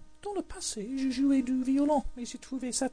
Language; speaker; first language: French; non-native, learner; English